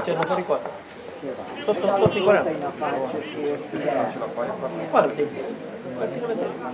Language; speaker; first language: Italian; native; Italian